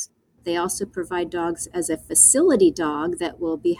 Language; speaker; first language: English; native; English